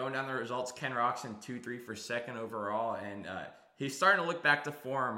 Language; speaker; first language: English; native; English